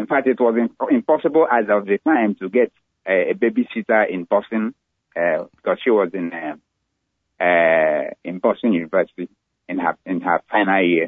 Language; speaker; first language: English; non-native, local second language; Igbo